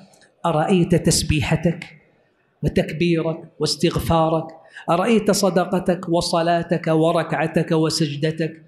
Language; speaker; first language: Arabic; native; Arabic